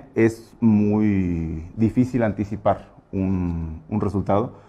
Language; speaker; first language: Spanish; native; Spanish